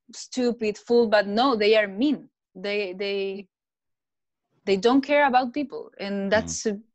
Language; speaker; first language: English; non-native, learner; Spanish